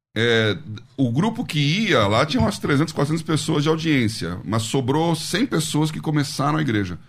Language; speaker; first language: Portuguese; native; Portuguese